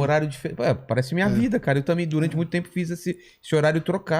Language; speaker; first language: Portuguese; native; Portuguese